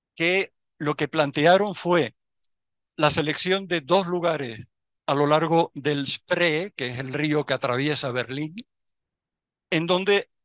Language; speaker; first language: Spanish; native; Spanish